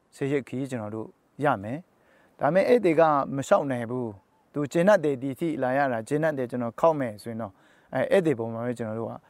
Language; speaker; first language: Burmese; native; Burmese